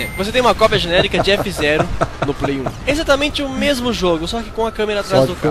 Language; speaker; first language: Portuguese; native; Portuguese